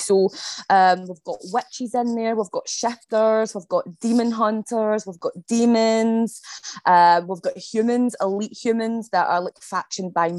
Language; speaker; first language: English; native; English